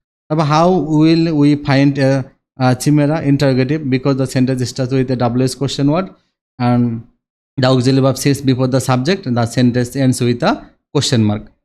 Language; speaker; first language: English; non-native, local second language; Bangla